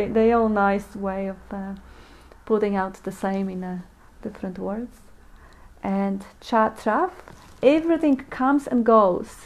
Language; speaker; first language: English; non-native, fluent; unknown